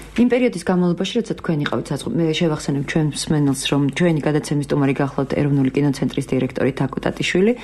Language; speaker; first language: Georgian; native; Georgian